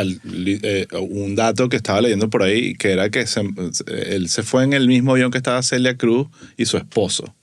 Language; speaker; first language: Spanish; native; Spanish